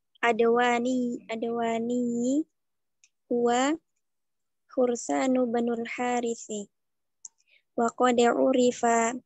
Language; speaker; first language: Arabic; non-native, learner; Indonesian